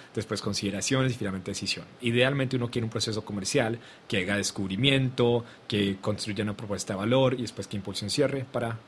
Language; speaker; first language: Spanish; native; Spanish